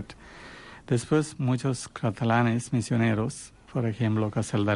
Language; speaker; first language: Spanish; non-native, fluent; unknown